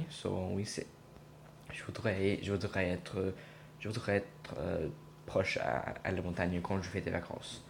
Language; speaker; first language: French; non-native, learner; English